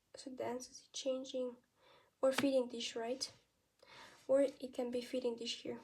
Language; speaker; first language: English; non-native, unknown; Kazakh